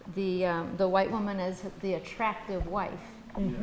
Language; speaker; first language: English; native; English